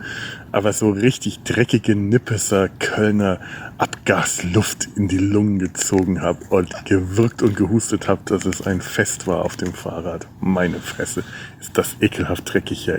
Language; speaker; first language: German; native; German